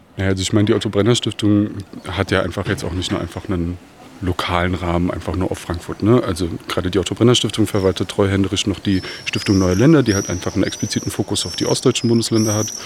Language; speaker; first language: German; early bilingual, other home language; Bosnian